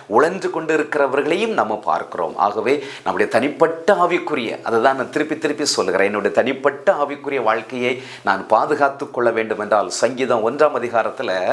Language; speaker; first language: Tamil; native; Tamil